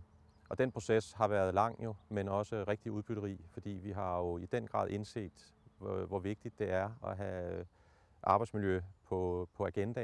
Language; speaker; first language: Danish; native; Danish